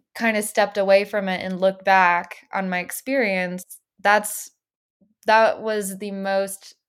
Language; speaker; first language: English; native; English